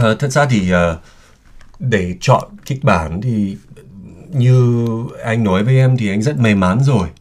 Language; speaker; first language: Vietnamese; non-native, fluent; English